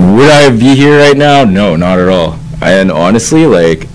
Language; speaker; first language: English; native; English